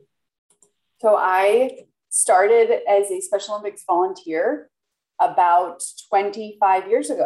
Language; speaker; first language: English; native; English